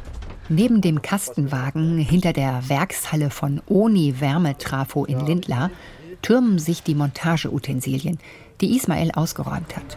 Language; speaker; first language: German; native; German